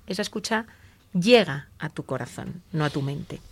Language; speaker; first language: Spanish; native; Spanish